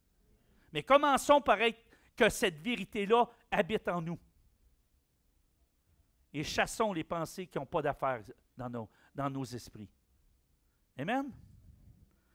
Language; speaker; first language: French; native; French